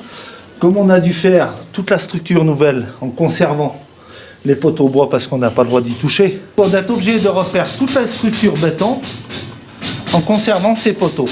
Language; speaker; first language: French; native; French